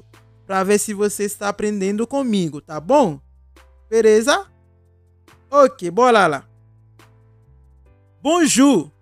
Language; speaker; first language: Portuguese; non-native, fluent; Haitian Creole